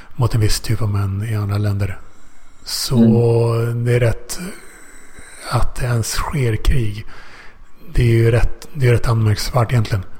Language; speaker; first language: Swedish; native; Swedish